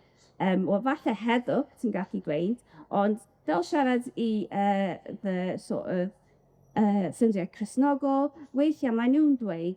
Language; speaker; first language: Welsh; non-native, local second language; English